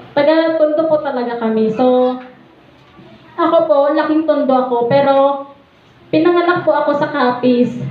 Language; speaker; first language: Filipino; native; Filipino